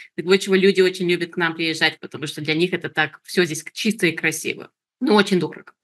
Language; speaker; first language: Russian; early bilingual, heritage; Russian